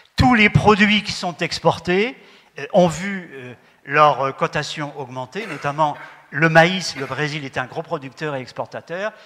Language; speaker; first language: French; native; French